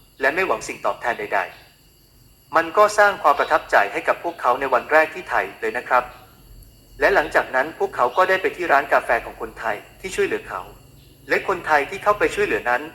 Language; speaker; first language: Thai; native; Thai